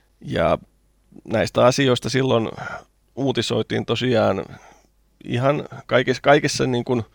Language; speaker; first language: Finnish; native; Finnish